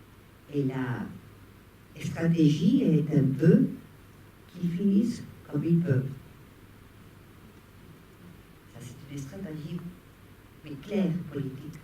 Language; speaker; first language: French; non-native, fluent; Spanish